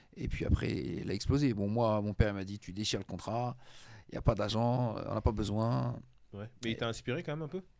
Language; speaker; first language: French; native; French